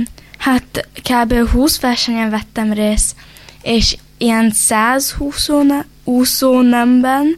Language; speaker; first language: Hungarian; early bilingual, heritage; Hungarian